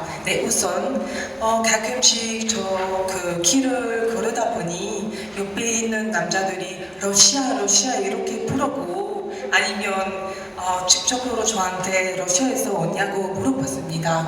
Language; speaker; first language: Korean; non-native, learner; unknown